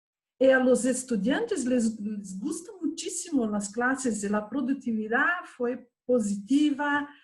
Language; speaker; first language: Spanish; non-native, fluent; Portuguese